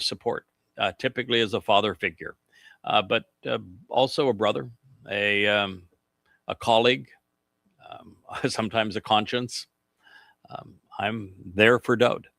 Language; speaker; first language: English; native; English